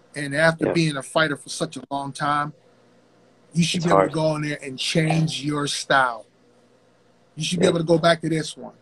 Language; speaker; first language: English; native; English